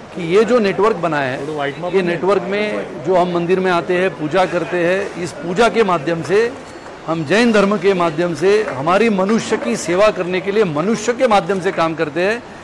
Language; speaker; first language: Hindi; non-native, local second language; Marathi